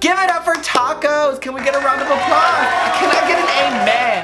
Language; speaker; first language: English; early bilingual, other home language; Spanish